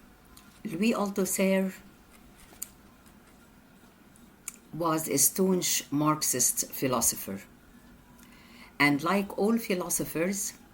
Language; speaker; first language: English; non-native, fluent; Arabic